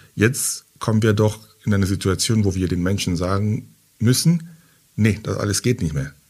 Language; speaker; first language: German; early bilingual, other home language; French